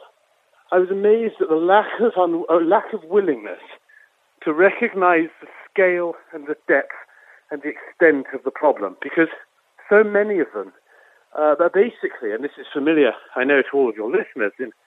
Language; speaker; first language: English; native; English